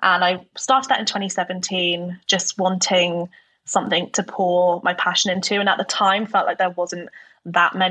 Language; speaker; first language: English; native; English